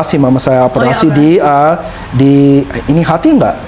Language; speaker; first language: Indonesian; non-native, learner; English